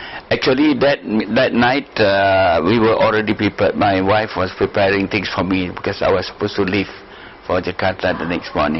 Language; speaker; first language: English; non-native, local second language; Malay